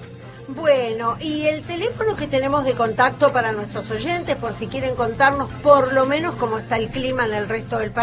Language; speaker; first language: Spanish; native; Spanish